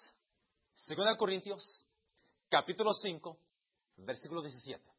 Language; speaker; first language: Spanish; early bilingual, heritage; Spanish